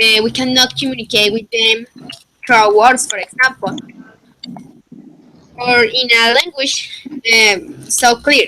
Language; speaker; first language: English; non-native, fluent; Spanish